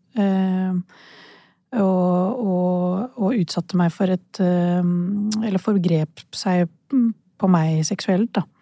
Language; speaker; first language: Norwegian; early bilingual, other home language; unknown